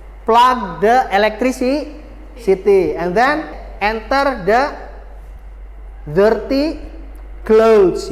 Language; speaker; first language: English; non-native, fluent; Indonesian